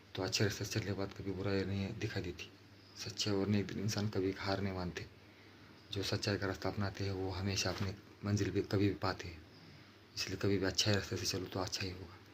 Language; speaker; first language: Hindi; non-native, local second language; Marathi